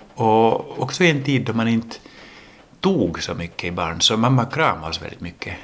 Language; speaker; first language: Swedish; early bilingual, other home language; English